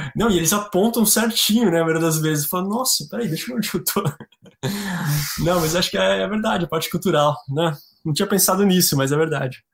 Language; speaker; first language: Portuguese; native; Portuguese